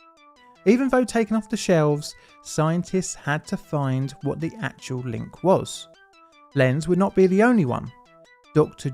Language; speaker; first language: English; native; English